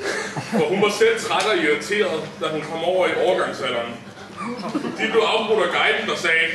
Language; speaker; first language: Danish; native; Danish